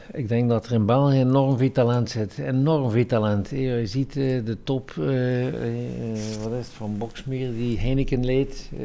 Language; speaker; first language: Dutch; native; Dutch